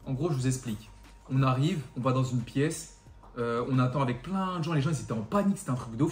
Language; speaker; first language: French; native; French